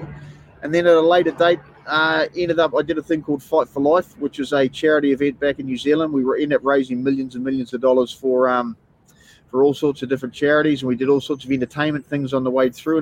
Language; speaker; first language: English; native; English